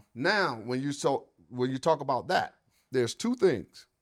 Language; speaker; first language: English; native; English